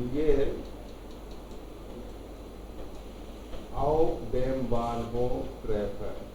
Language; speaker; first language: German; non-native, learner; Hindi